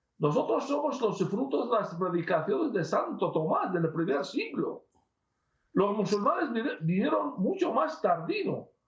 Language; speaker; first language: Spanish; non-native, fluent; Syriac